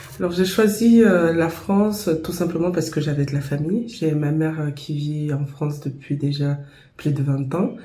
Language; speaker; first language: French; non-native, local second language; Basaa